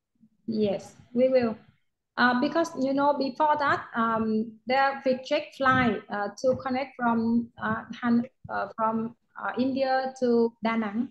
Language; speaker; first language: English; non-native, learner; Vietnamese